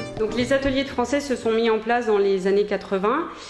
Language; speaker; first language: French; native; French